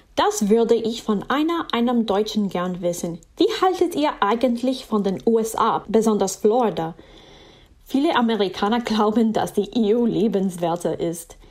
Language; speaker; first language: German; non-native, fluent; English